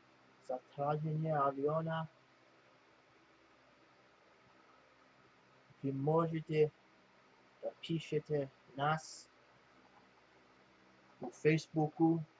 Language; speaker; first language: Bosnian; non-native, learner; English